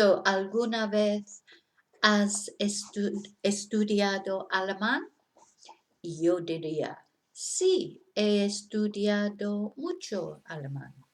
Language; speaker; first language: Spanish; non-native, fluent; English